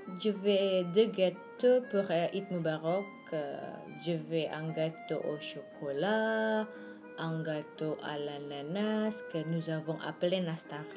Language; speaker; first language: French; non-native, learner; Indonesian